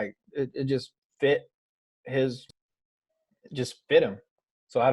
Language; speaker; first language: English; native; English